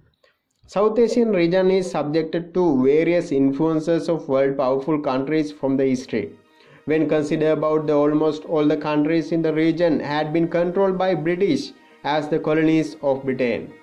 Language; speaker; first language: English; non-native, local second language; Sinhala